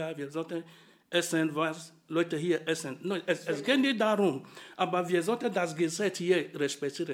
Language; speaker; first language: German; non-native, fluent; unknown